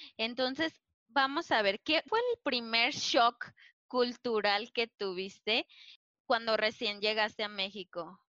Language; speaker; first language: Spanish; native; Spanish